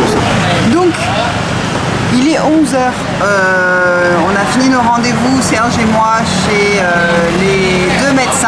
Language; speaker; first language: French; native; French